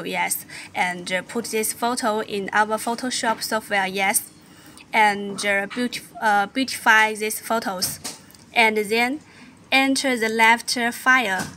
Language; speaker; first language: English; non-native, learner; Chinese